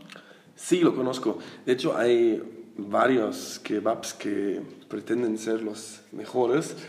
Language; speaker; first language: Spanish; non-native, fluent; German